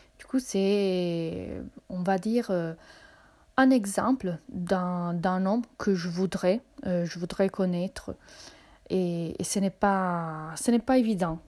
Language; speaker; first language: French; non-native, fluent; Italian